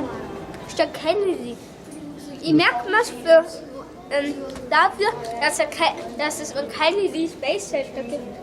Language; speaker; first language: German; native; German